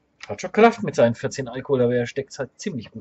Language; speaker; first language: German; native; German